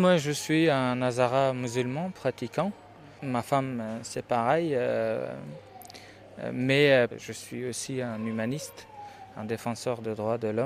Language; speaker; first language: French; non-native, fluent; Persian